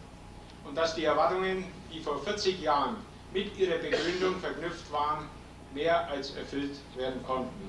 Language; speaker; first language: German; native; German